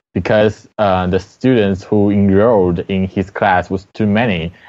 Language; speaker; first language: English; non-native, fluent; Chinese